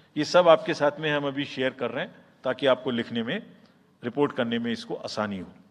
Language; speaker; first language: Hindi; native; Hindi